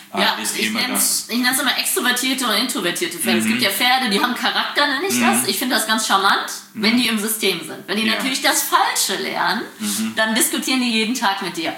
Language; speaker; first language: German; native; German